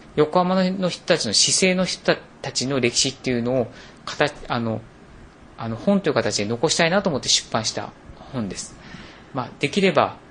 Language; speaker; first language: Japanese; native; Japanese